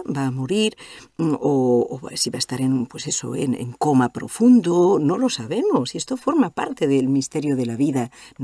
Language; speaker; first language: Spanish; native; Spanish